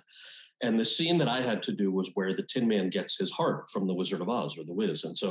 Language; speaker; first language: English; native; English